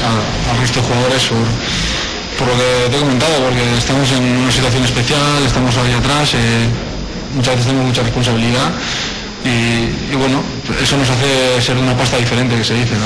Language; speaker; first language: Spanish; native; Spanish